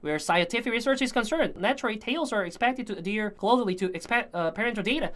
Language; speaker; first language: English; non-native, fluent; Korean